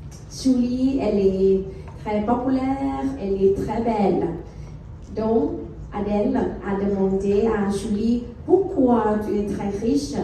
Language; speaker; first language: French; non-native, fluent; Thai